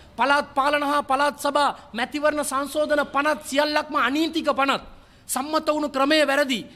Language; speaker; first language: Sinhala; non-native, local second language; Tamil